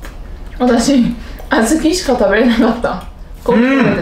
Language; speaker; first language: Japanese; non-native, fluent; Chinese